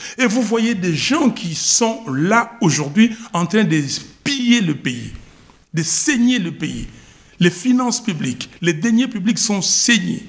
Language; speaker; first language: French; non-native, local second language; Lingala